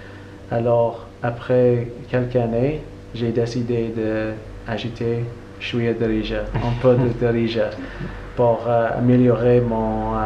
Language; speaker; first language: French; non-native, learner; English